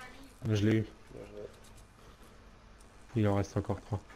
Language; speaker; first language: French; native; French